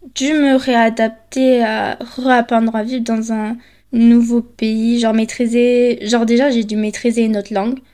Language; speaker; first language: French; early bilingual, other home language; Spanish